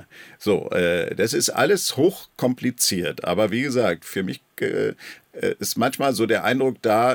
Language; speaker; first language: German; native; German